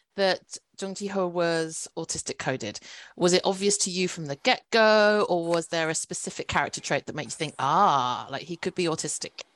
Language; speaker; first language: English; native; English